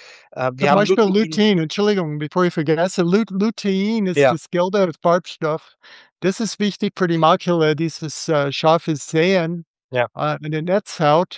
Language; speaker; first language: German; non-native, fluent; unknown